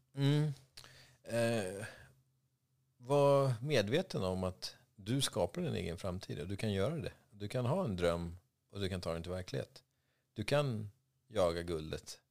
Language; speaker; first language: Swedish; native; Swedish